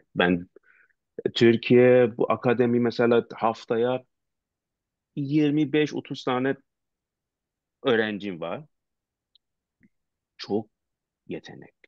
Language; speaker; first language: Turkish; non-native, learner; Persian